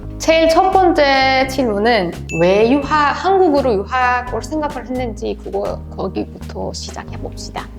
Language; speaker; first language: Korean; non-native, fluent; Persian